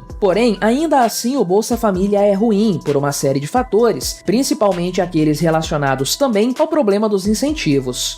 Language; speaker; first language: Portuguese; native; Portuguese